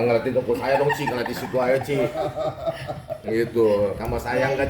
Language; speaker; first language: Indonesian; native; Indonesian